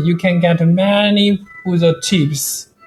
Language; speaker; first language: English; non-native, learner; Chinese